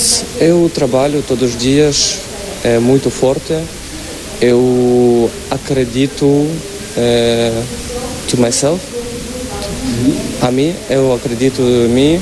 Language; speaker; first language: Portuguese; non-native, learner; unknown